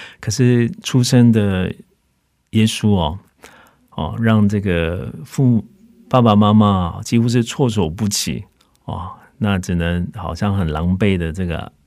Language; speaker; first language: Chinese; native; Chinese